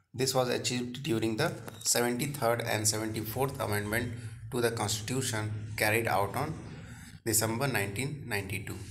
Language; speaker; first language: Hindi; native; Hindi